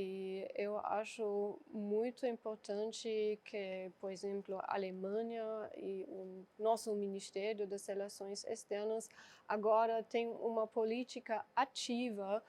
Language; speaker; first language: Portuguese; non-native, fluent; German